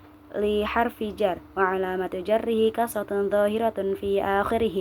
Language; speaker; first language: Arabic; non-native, learner; Indonesian